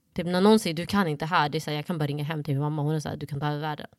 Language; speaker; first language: Swedish; early bilingual, other home language; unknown